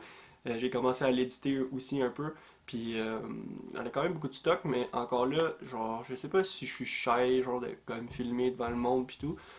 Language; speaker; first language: French; native; French